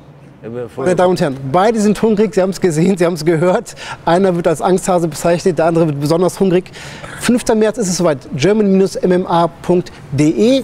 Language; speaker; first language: German; native; German